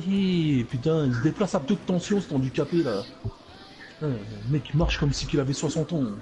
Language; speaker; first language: French; native; French